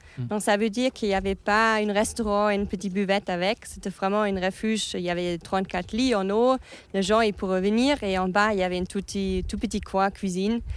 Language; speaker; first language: French; non-native, fluent; German